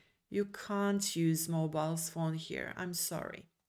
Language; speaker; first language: English; non-native, fluent; Serbian